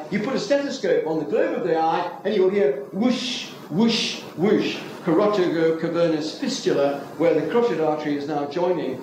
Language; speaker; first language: English; native; English